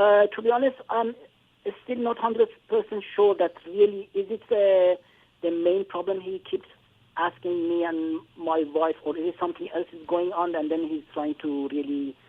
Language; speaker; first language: English; non-native, fluent; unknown